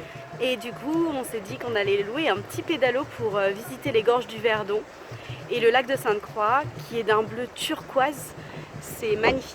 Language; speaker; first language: French; native; French